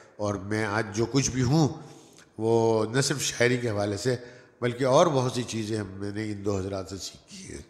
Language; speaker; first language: Urdu; non-native, local second language; Gujarati